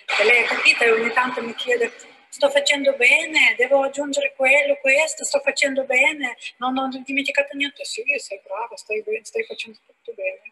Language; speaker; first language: Italian; non-native, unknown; Ukrainian